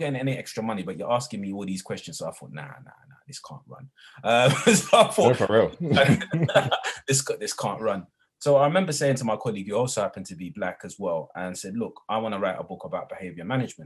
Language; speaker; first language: English; native; English